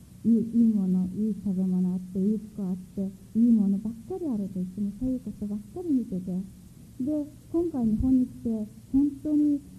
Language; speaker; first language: Japanese; non-native, fluent; Mongolian